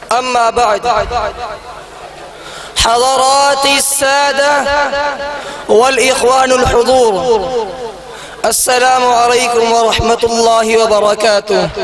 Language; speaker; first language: Arabic; non-native, learner; Urdu